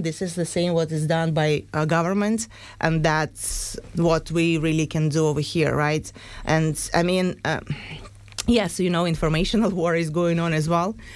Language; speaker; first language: English; non-native, fluent; Ukrainian